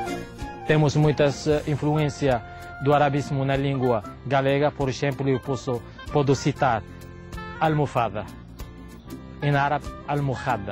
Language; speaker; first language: Portuguese; non-native, fluent; Arabic